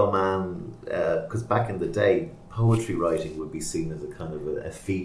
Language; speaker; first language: English; native; English